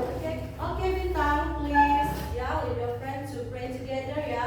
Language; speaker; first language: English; non-native, learner; Indonesian